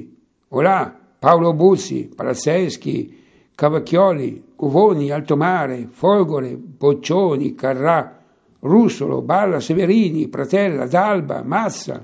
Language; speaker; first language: Italian; native; Italian